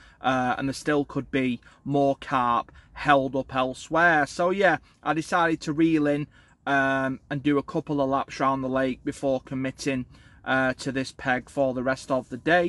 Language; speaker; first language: English; native; English